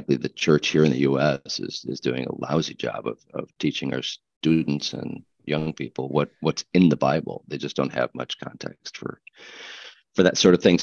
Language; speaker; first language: English; native; English